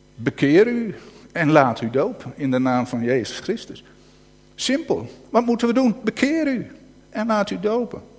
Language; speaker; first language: Dutch; native; Dutch